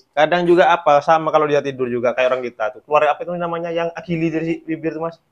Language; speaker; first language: Indonesian; native; Indonesian